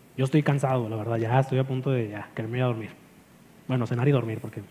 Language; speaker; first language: Spanish; native; Spanish